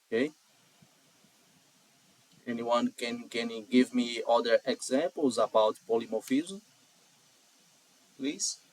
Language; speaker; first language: English; non-native, learner; Portuguese